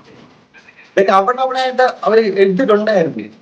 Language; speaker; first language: Malayalam; native; Malayalam